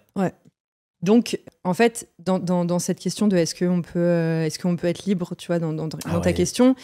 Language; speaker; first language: French; native; French